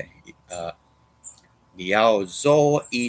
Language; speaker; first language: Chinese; non-native, learner; English